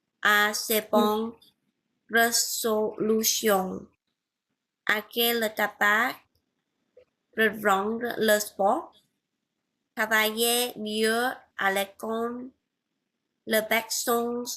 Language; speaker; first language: French; non-native, learner; Vietnamese